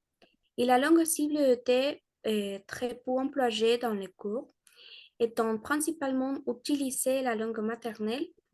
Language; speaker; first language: French; non-native, learner; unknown